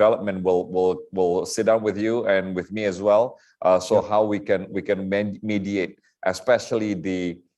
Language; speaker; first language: English; non-native, learner; Indonesian